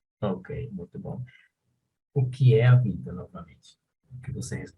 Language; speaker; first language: Portuguese; non-native, fluent; Spanish